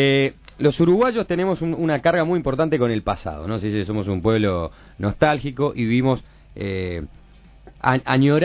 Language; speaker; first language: Spanish; native; Spanish